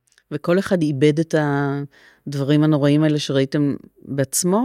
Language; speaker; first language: Hebrew; native; Hebrew